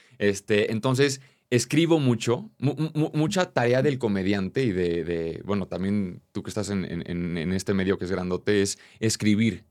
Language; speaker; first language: Spanish; native; Spanish